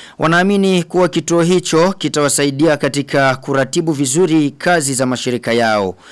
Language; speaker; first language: Swahili; non-native, local second language; Rundi